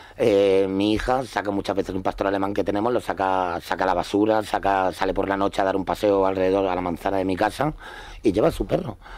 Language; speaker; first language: Spanish; native; Spanish